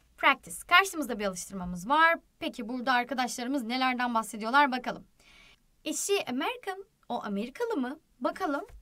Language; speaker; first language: Turkish; native; Turkish